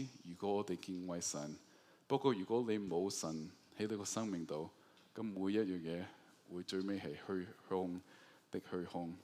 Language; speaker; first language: Cantonese; early bilingual, heritage; Cantonese